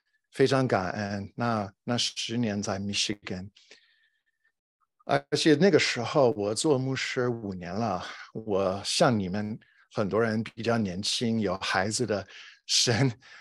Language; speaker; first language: Chinese; non-native, fluent; English